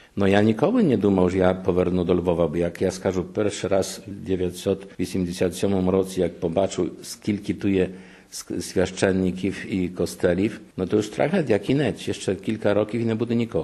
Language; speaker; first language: Ukrainian; non-native, fluent; Polish